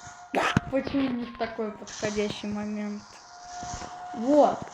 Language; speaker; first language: Russian; native; Russian